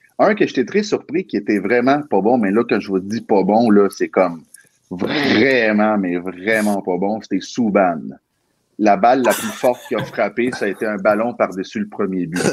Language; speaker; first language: French; early bilingual, other home language; Spanish